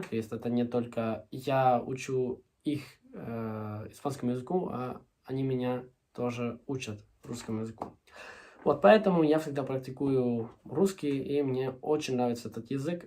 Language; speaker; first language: Russian; non-native, fluent; Spanish